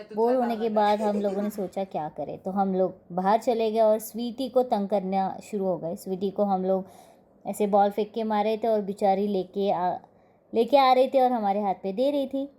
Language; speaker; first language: Hindi; non-native, local second language; Marathi